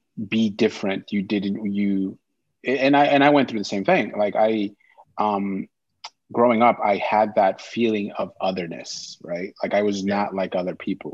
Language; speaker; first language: English; native; English